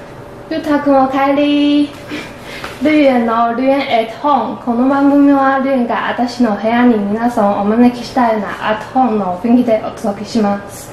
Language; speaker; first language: Japanese; non-native, learner; Chinese